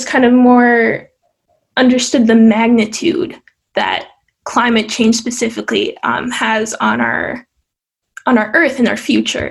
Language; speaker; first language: English; native; English